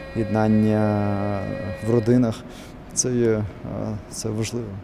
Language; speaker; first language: Ukrainian; native; Ukrainian